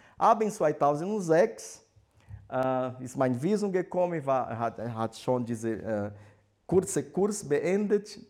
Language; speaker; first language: German; non-native, fluent; Portuguese